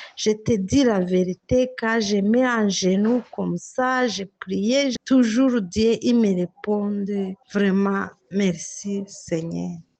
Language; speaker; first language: French; non-native, local second language; Swahili